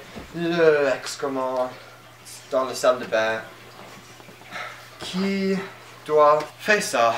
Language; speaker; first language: French; non-native, learner; English